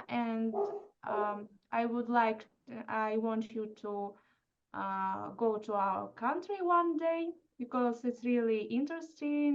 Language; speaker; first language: English; non-native, fluent; Russian